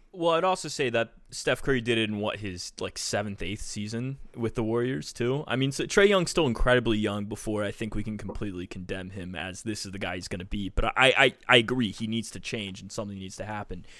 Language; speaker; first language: English; native; English